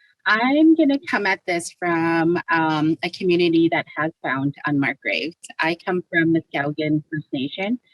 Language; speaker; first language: English; native; English